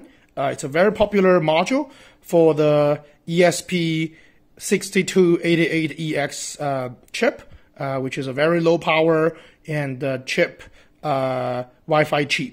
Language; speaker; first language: English; non-native, fluent; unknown